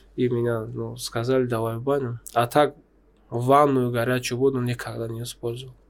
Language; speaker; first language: Russian; non-native, local second language; Tajik